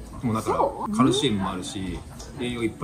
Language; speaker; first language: Japanese; native; Japanese